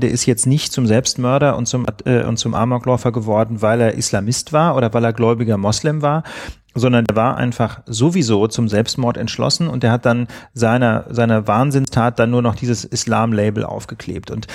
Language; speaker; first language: German; native; German